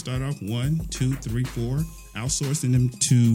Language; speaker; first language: English; native; English